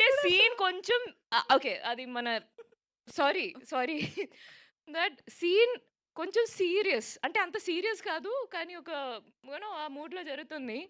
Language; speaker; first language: Telugu; non-native, local second language; Malayalam